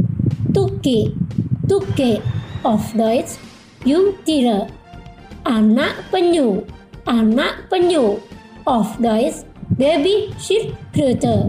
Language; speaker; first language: German; non-native, fluent; Indonesian